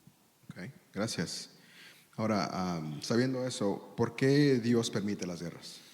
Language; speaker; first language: Spanish; early bilingual, heritage; Spanish